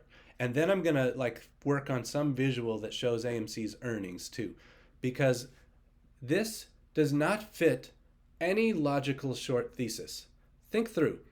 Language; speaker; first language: English; native; English